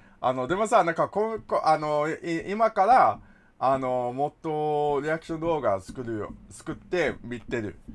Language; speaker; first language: Japanese; non-native, learner; English